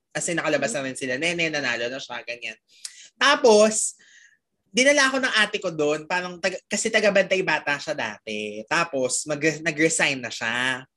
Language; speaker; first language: Filipino; native; Filipino